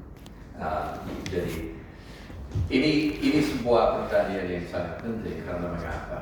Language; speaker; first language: Indonesian; non-native, fluent; English